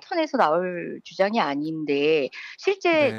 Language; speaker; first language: Korean; native; Korean